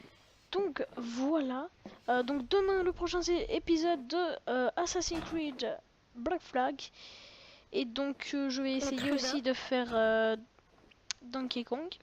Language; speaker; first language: French; native; French